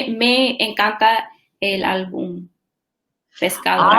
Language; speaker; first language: Spanish; non-native, learner; English